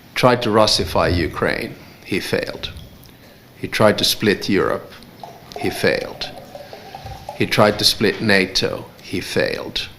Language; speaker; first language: English; non-native, fluent; Finnish